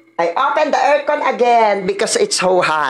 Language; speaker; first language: English; non-native, learner; Filipino